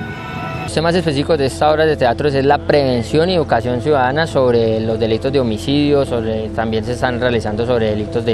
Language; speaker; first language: Spanish; native; Spanish